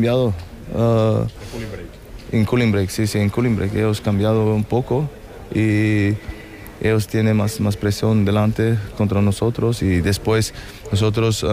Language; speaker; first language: Spanish; non-native, fluent; German